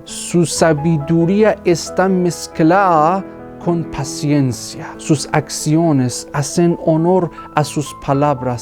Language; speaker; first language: Spanish; non-native, fluent; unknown